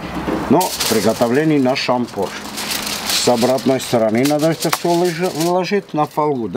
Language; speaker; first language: Russian; non-native, fluent; Armenian